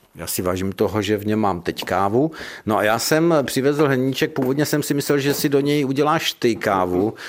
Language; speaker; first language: Czech; native; Czech